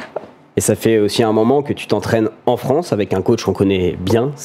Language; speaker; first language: French; native; French